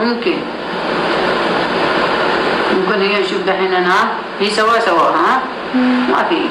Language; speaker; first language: Arabic; non-native, learner; Amharic